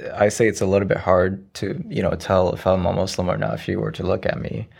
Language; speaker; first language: English; early bilingual, other home language; Arabic